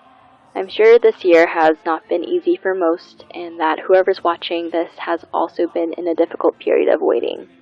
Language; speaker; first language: English; native; English